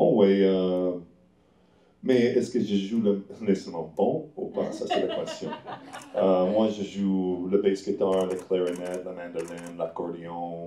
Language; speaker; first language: French; non-native, learner; English